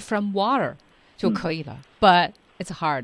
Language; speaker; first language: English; non-native, fluent; Chinese